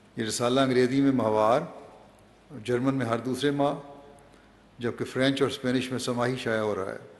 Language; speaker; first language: Urdu; native; Urdu